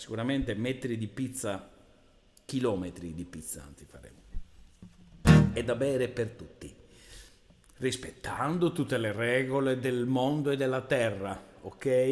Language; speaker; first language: Italian; native; Italian